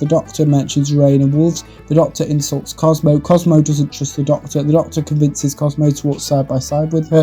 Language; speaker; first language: English; native; English